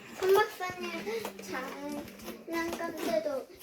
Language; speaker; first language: Korean; native; Korean